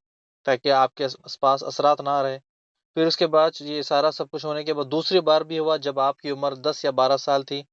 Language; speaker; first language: Urdu; native; Urdu